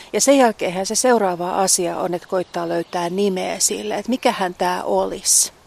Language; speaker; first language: Finnish; native; Finnish